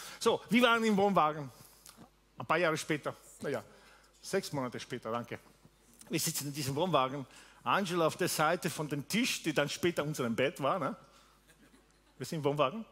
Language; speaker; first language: German; non-native, fluent; Italian